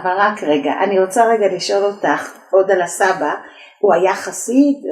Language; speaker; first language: Hebrew; native; Hebrew